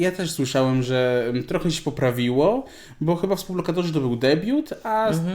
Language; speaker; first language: Polish; native; Polish